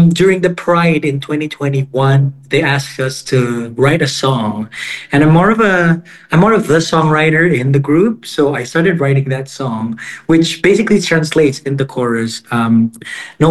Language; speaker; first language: English; non-native, local second language; Filipino